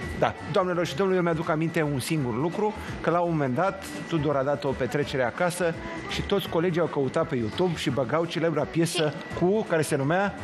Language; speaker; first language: Romanian; native; Romanian